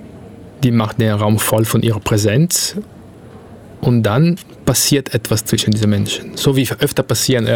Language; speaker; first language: German; non-native, fluent; Italian